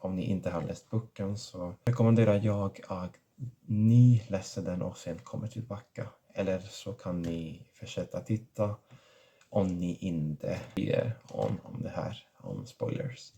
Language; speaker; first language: Swedish; non-native, fluent; Catalan